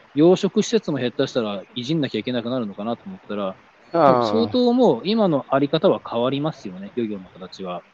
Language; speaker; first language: Japanese; native; Japanese